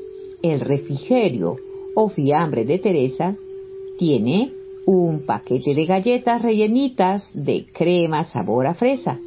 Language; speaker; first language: Spanish; native; Spanish